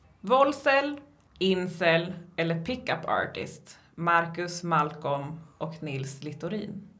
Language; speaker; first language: Swedish; native; Swedish